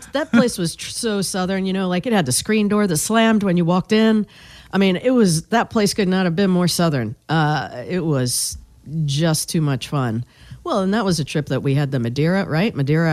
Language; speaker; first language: English; native; English